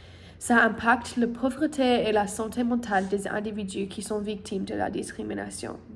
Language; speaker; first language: French; non-native, learner; English